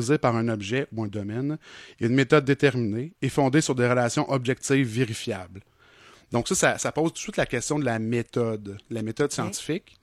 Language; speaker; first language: French; native; French